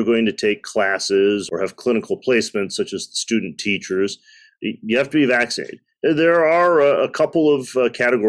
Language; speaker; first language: English; native; English